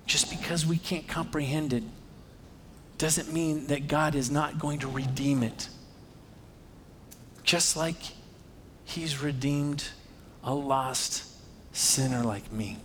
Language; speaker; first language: English; native; English